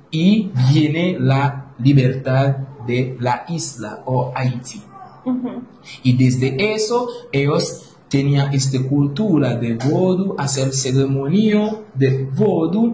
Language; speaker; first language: Spanish; non-native, learner; Haitian Creole